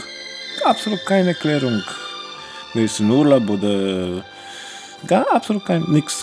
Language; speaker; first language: German; non-native, fluent; Romanian